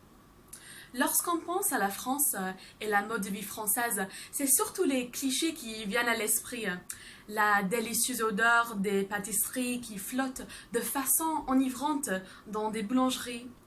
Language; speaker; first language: French; non-native, fluent; English